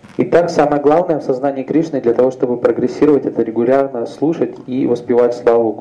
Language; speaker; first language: Russian; native; Russian